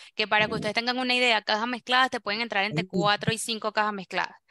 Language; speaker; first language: Spanish; native; Spanish